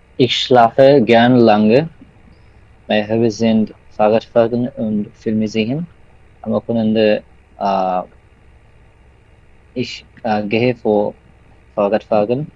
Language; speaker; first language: German; non-native, learner; Bangla